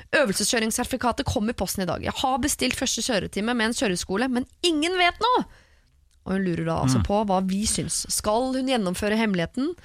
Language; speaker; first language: Norwegian; native; Norwegian